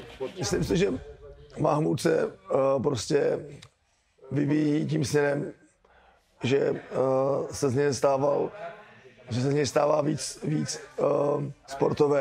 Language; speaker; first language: Czech; native; Czech